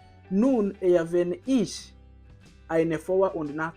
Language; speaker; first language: German; non-native, learner; Kinyarwanda